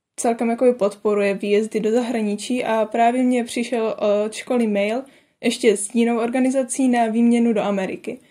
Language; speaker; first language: Czech; native; Czech